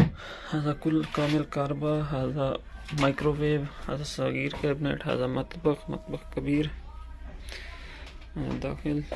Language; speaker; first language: Arabic; non-native, learner; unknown